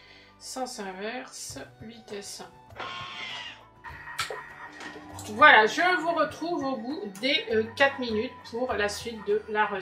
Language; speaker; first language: French; native; French